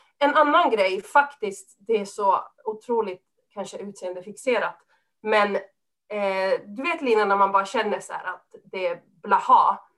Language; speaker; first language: Swedish; early bilingual, other home language; Serbian